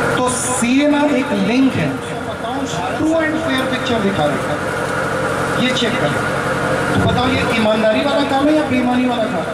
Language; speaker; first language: Hindi; native; Hindi